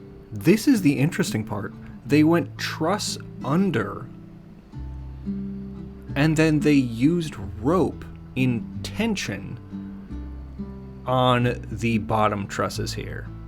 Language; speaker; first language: English; native; English